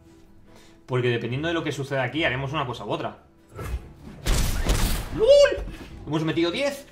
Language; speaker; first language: Spanish; native; Spanish